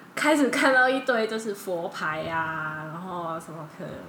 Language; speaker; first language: Chinese; early bilingual, heritage; Chinese